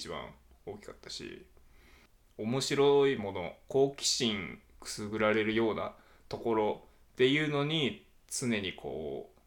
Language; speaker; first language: Japanese; native; Japanese